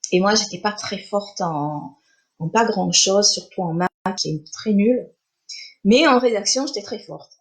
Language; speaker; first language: French; early bilingual, other home language; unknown